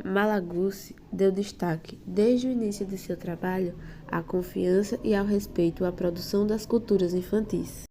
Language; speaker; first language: Portuguese; native; Portuguese